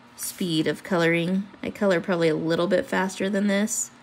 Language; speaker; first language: English; native; English